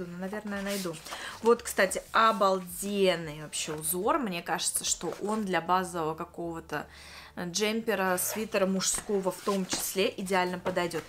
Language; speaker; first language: Russian; native; Russian